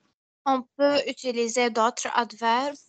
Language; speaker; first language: French; non-native, learner; Arabic